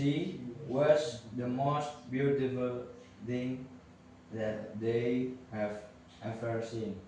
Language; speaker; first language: English; non-native, learner; Indonesian